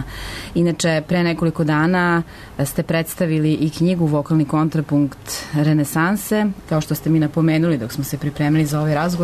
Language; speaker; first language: Serbian; native; Serbian